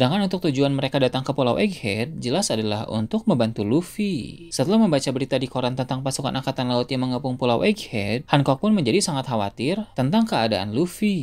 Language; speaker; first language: Indonesian; native; Indonesian